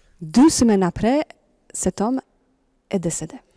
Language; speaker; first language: French; non-native, fluent; Polish